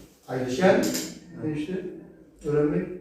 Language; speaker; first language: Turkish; native; Turkish